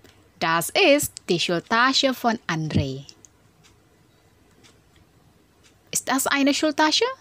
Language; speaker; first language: German; non-native, learner; Indonesian